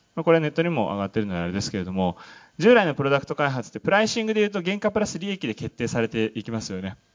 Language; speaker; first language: Japanese; native; Japanese